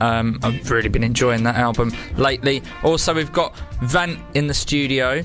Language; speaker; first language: English; native; English